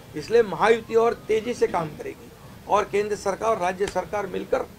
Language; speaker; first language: Hindi; non-native, local second language; Marathi